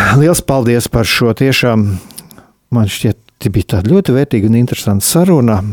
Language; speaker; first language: Latvian; native; Latvian